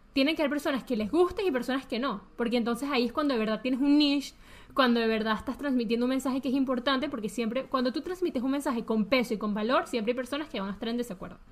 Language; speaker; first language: Spanish; early bilingual, heritage; Spanish